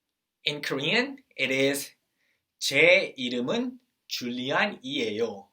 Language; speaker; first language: Korean; non-native, fluent; English